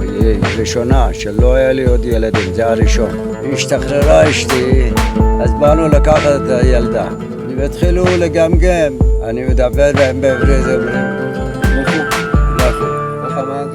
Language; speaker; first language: Hebrew; non-native, fluent; Persian